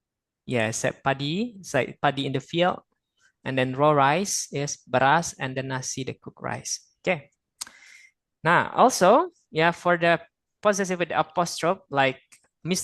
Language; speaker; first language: English; non-native, fluent; Indonesian